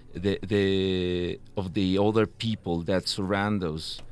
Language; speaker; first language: English; non-native, fluent; Spanish